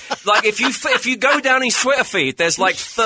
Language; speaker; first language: English; native; English